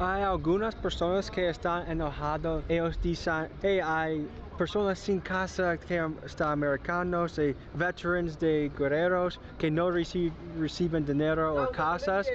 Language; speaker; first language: Spanish; non-native, learner; English